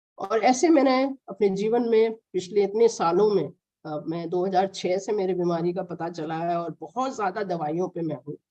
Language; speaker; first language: Hindi; non-native, local second language; Malayalam